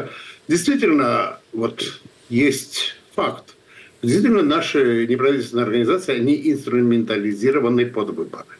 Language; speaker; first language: Russian; non-native, fluent; Georgian